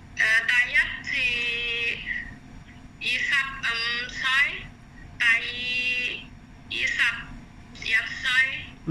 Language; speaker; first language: Cantonese; non-native, learner; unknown